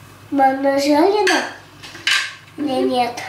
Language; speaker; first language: Russian; early bilingual, heritage; Russian